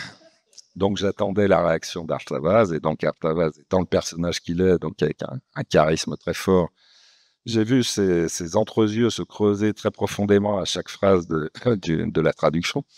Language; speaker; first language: French; native; French